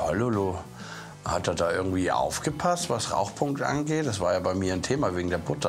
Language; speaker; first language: German; native; German